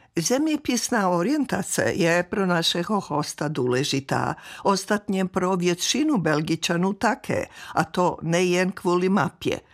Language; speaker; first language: Czech; non-native, fluent; Serbian